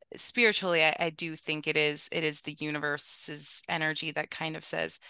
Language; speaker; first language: English; early bilingual, other home language; Spanish